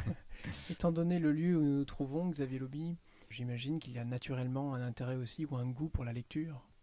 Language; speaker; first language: French; native; French